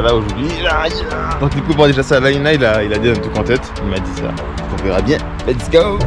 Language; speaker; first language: French; native; French